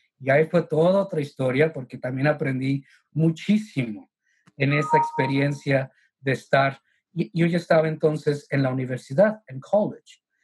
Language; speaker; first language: Spanish; native; Spanish